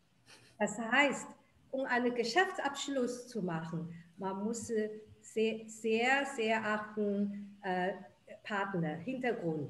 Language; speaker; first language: German; non-native, fluent; Chinese